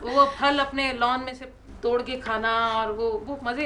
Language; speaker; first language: Urdu; native; Urdu